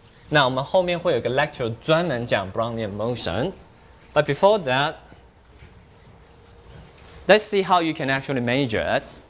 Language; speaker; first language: English; non-native, fluent; Chinese